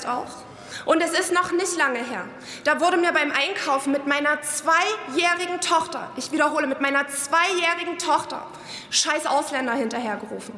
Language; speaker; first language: German; early bilingual, other home language; Arabic